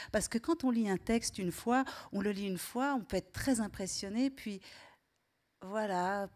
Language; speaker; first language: French; native; French